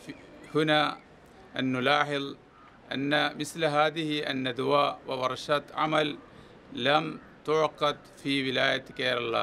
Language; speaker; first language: Arabic; non-native, fluent; Malayalam